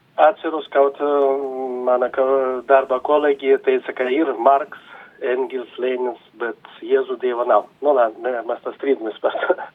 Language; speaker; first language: Latvian; non-native, local second language; Russian